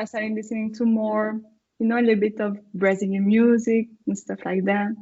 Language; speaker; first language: English; non-native, fluent; French